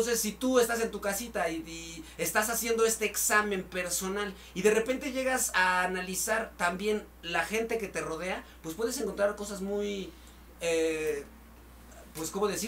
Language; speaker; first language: Spanish; native; Spanish